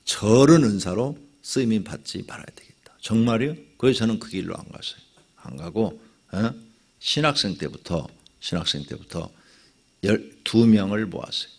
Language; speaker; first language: Korean; native; Korean